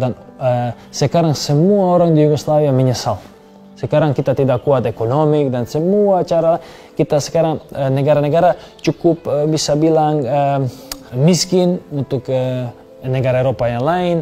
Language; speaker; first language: Indonesian; non-native, fluent; Serbian